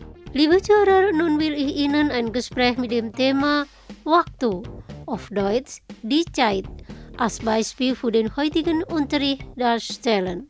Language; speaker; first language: German; non-native, fluent; Indonesian